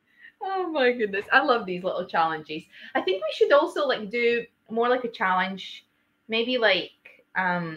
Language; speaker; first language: English; non-native, fluent; Latvian